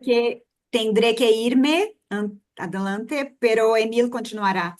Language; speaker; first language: Spanish; non-native, fluent; Portuguese